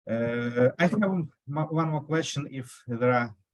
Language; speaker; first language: English; non-native, fluent; Ukrainian